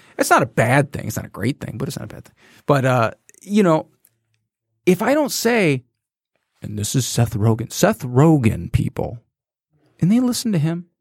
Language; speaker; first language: English; native; English